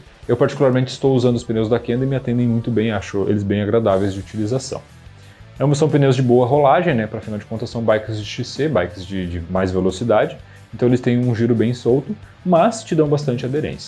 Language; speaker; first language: Portuguese; native; Portuguese